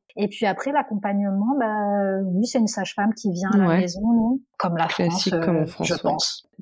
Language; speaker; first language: French; native; French